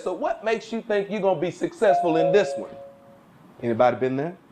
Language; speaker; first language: English; native; English